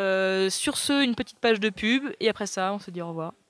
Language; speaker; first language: French; native; French